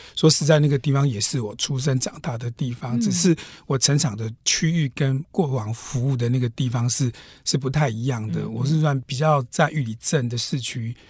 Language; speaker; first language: Chinese; native; Chinese